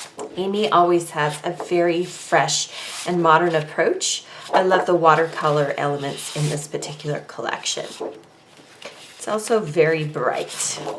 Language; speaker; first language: English; native; English